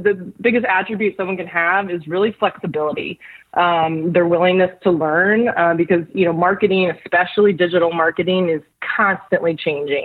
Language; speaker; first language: English; native; English